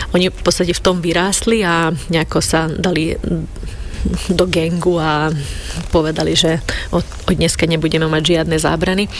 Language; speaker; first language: Slovak; non-native, local second language; Hungarian